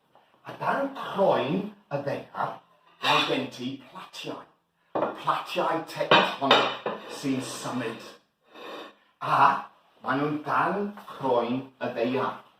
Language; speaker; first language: Welsh; non-native, learner; English